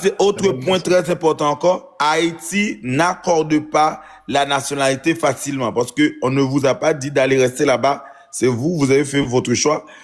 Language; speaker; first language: French; non-native, local second language; Haitian Creole